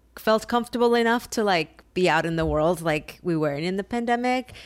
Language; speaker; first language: English; early bilingual, other home language; Spanish